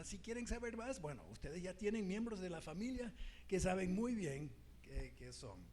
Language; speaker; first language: Spanish; non-native, fluent; English